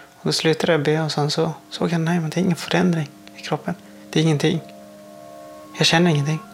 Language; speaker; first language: Swedish; non-native, fluent; Persian